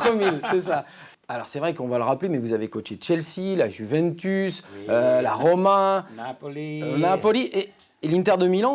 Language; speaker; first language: French; native; French